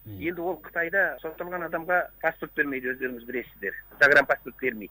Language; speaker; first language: Kazakh; early bilingual, heritage; Kazakh